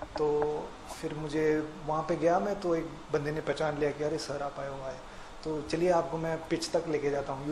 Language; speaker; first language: Hindi; non-native, local second language; Kannada